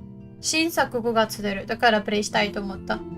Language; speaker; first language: Japanese; non-native, learner; Russian